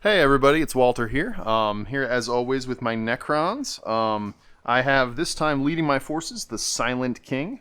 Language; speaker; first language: English; native; English